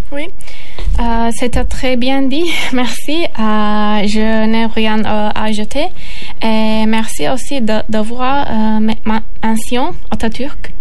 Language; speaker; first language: French; non-native, learner; Turkish